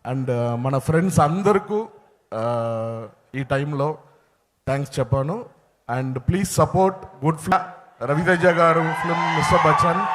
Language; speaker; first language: Telugu; non-native, learner; Tamil